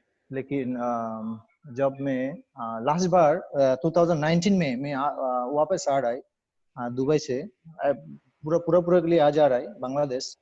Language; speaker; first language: Hindi; non-native, learner; Bangla